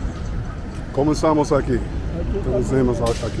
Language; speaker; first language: Spanish; non-native, learner; English